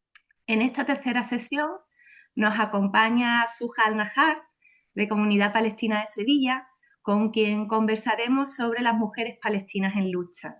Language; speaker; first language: Spanish; native; Spanish